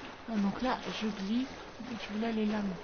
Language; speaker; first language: French; native; French